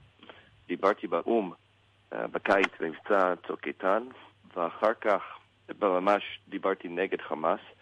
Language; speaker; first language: Hebrew; non-native, learner; English